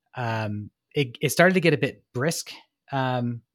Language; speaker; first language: English; native; English